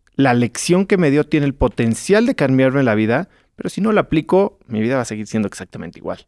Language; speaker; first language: Spanish; native; Spanish